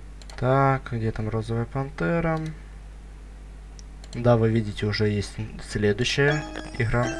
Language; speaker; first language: Russian; native; Russian